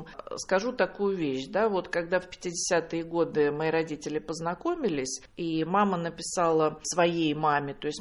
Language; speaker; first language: Russian; native; Russian